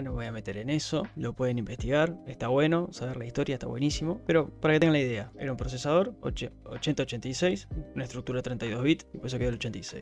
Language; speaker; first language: Spanish; native; Spanish